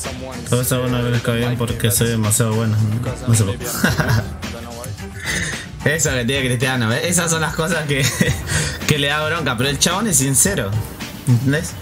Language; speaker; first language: Spanish; native; Spanish